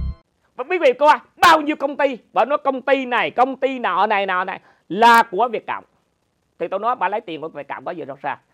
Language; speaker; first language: Vietnamese; native; Vietnamese